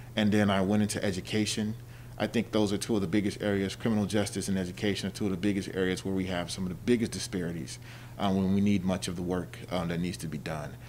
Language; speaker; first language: English; native; English